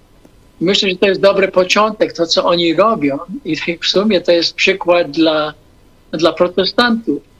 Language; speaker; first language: Polish; non-native, fluent; English